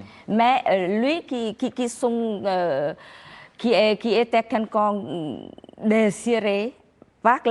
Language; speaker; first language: French; non-native, learner; Vietnamese